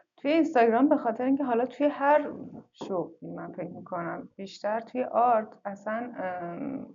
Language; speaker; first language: Persian; native; Persian